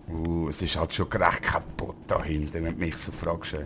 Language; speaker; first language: German; native; German